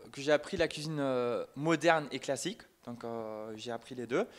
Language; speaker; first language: French; non-native, fluent; German